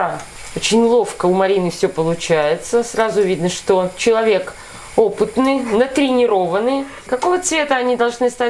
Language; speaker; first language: Russian; native; Russian